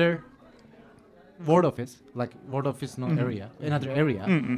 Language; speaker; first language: English; non-native, fluent; Turkish